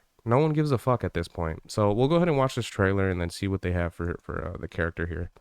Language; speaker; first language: English; native; English